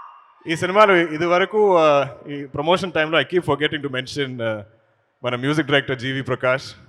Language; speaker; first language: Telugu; non-native, learner; Malayalam